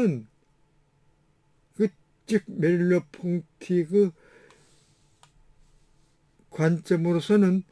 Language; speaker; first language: Korean; native; Korean